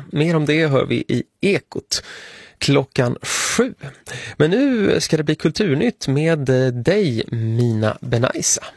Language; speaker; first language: Swedish; native; Swedish